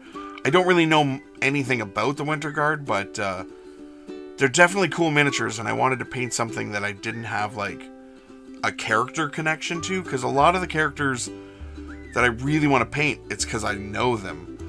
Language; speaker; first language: English; native; English